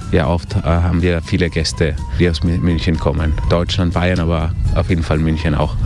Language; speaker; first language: German; early bilingual, heritage; Italian